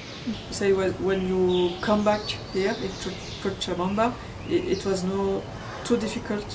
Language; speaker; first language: English; non-native, learner; French